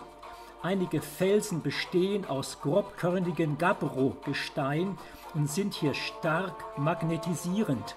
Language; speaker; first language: German; native; German